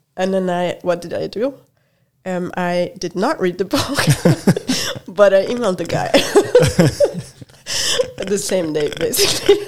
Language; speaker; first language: English; non-native, fluent; Hungarian